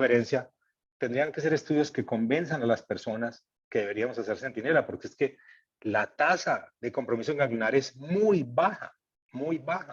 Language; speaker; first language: Spanish; native; Spanish